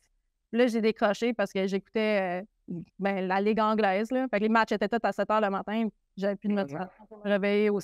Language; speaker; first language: French; native; French